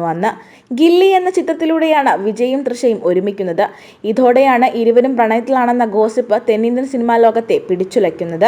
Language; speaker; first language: Malayalam; native; Malayalam